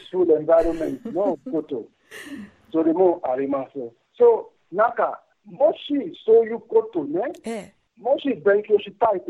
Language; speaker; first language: Japanese; non-native, fluent; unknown